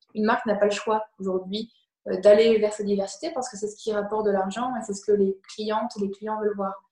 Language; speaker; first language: French; native; French